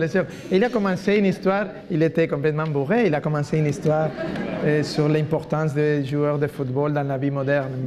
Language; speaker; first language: French; non-native, fluent; Spanish